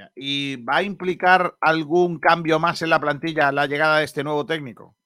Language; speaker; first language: Spanish; native; Spanish